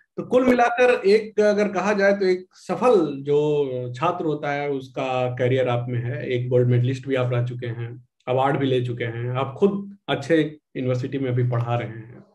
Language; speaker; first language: Hindi; native; Hindi